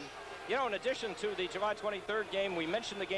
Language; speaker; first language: English; native; English